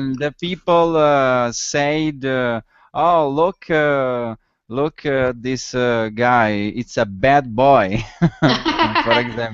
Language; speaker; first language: English; non-native, learner; Italian